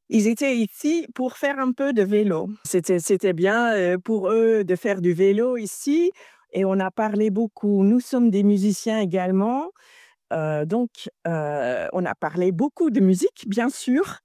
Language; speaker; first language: French; non-native, fluent; Dutch